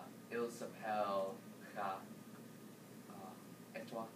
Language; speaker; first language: French; non-native, learner; English